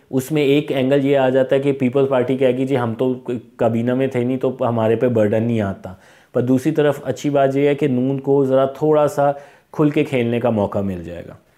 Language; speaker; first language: Urdu; non-native, local second language; Punjabi